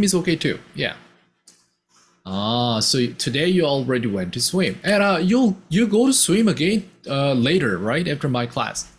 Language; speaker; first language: English; non-native, fluent; Korean